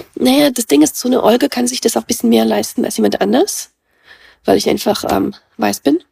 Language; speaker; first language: German; early bilingual, other home language; Russian